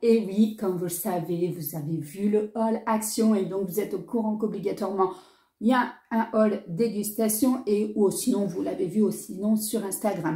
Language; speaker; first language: French; native; French